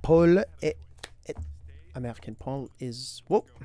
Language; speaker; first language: French; non-native, learner; English